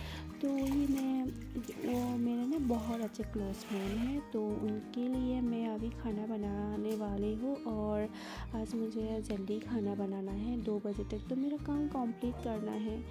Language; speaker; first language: Hindi; non-native, local second language; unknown